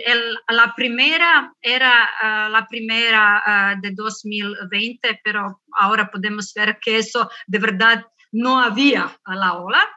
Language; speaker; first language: Spanish; non-native, learner; Croatian